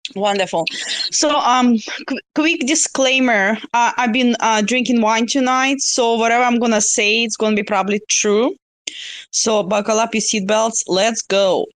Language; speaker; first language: English; non-native, fluent; Russian